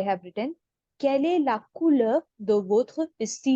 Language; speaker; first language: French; non-native, fluent; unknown